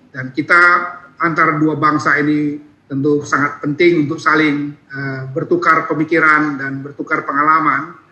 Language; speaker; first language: Indonesian; native; Indonesian